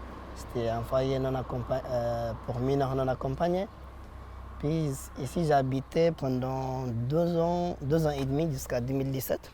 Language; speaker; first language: French; non-native, fluent; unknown